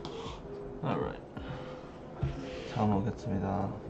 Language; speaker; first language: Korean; non-native, learner; English